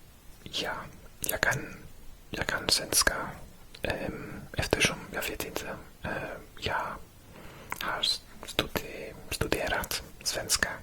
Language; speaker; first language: Swedish; non-native, learner; English